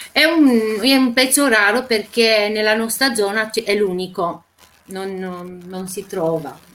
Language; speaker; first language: Italian; non-native, fluent; Romanian